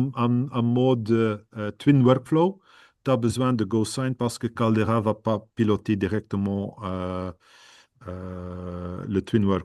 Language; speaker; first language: French; non-native, fluent; Dutch